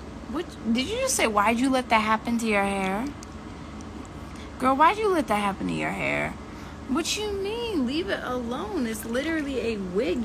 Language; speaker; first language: English; native; English